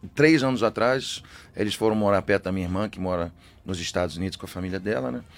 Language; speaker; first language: Portuguese; early bilingual, other home language; English